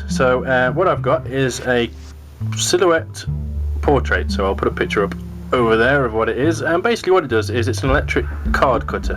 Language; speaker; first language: English; native; English